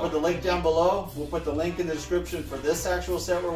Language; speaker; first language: English; native; English